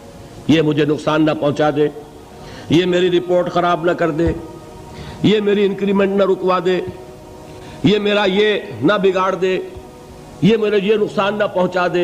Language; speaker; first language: Urdu; native; Urdu